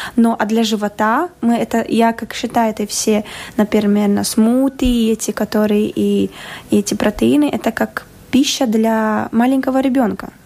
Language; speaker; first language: Russian; non-native, local second language; Latvian